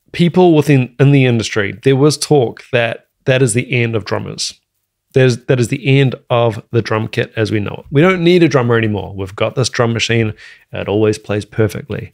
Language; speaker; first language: English; native; English